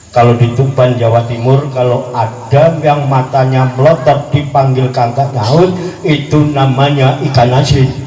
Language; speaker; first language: Indonesian; native; Indonesian